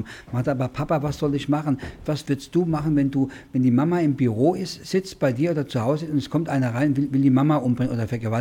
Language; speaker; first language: German; native; German